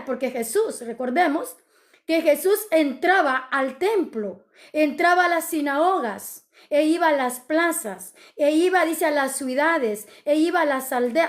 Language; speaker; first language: Spanish; native; Spanish